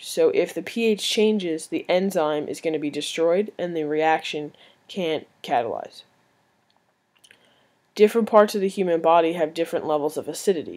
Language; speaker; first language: English; native; English